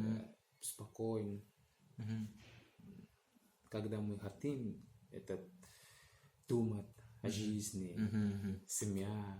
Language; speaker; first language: Russian; non-native, learner; Portuguese